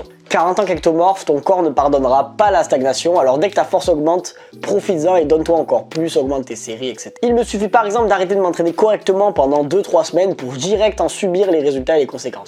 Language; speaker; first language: French; native; French